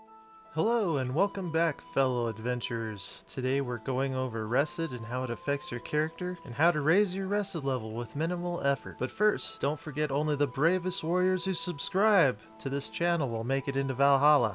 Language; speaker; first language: English; native; English